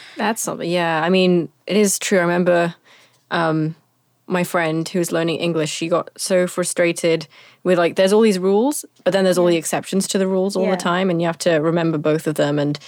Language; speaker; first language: English; non-native, local second language; Swahili